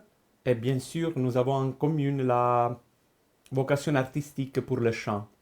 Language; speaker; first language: French; non-native, fluent; Italian